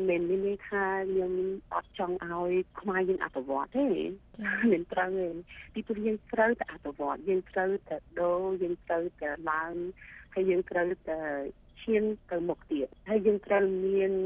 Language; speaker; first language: Khmer; early bilingual, heritage; Khmer